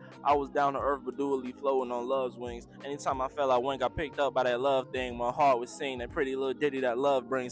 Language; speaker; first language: English; native; English